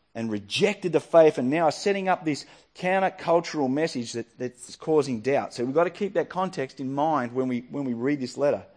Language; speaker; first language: English; native; English